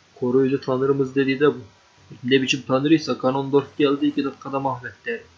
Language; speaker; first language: Turkish; native; Turkish